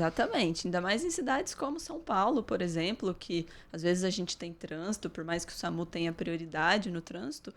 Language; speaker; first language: Portuguese; native; Portuguese